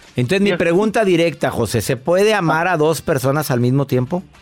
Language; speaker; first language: Spanish; native; Spanish